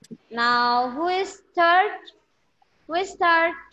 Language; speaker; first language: English; non-native, local second language; Bangla